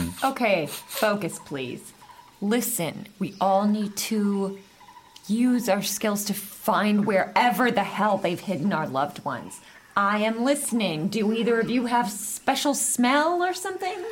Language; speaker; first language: English; native; English